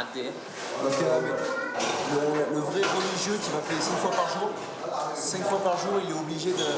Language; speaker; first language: French; native; French